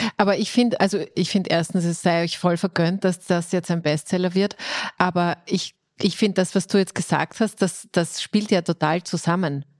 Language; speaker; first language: German; native; German